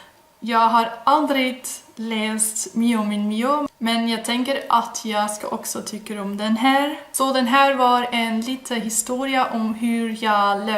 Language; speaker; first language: Swedish; non-native, learner; Dutch